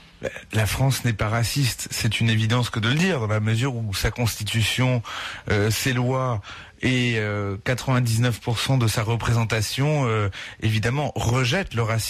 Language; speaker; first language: French; native; French